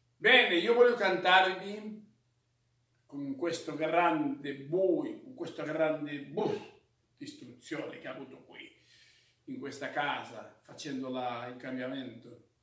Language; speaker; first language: Italian; non-native, learner; Spanish